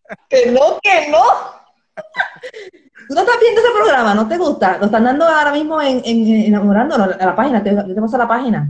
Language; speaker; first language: Spanish; native; Spanish